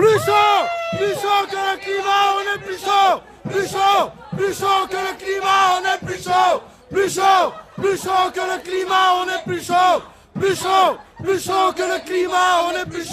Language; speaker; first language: French; native; French